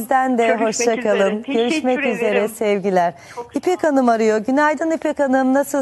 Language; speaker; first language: Turkish; native; Turkish